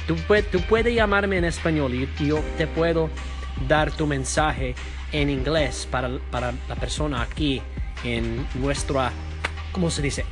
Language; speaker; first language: Spanish; early bilingual, heritage; Spanish